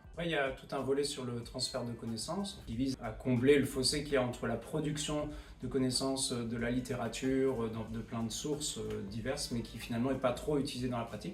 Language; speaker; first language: French; native; French